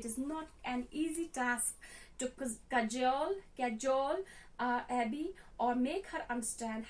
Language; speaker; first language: English; non-native, local second language; Hindi